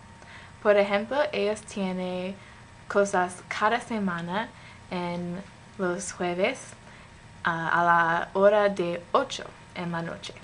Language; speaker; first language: Spanish; non-native, learner; English